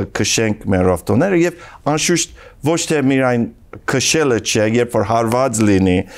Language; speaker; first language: Armenian; early bilingual, heritage; Armenian